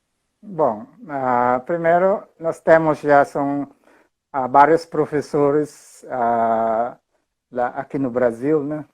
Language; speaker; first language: Portuguese; non-native, fluent; Filipino